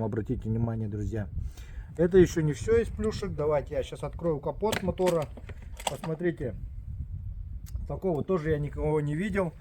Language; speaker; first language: Russian; native; Russian